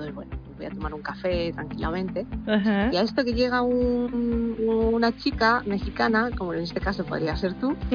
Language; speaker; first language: Spanish; native; Spanish